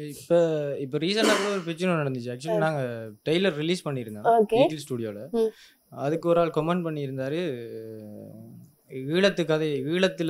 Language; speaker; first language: Tamil; native; Tamil